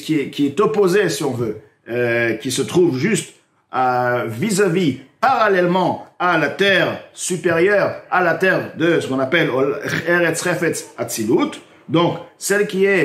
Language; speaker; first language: French; native; French